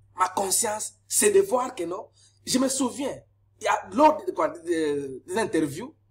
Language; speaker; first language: French; non-native, local second language; Lingala